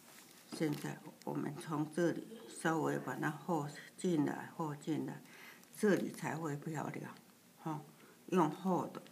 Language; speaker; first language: Chinese; native; Chinese